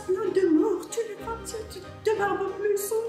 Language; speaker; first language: French; non-native, learner; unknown